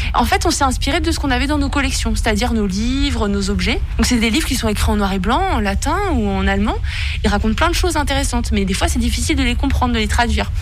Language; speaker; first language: French; native; French